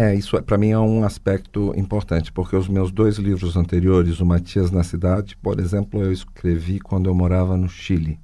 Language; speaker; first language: Portuguese; native; Portuguese